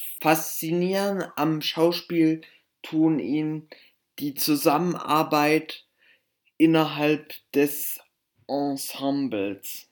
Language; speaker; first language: German; native; German